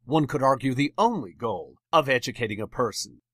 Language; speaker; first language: English; native; English